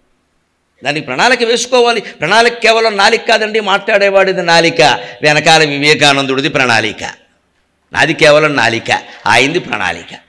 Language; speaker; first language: Telugu; native; Telugu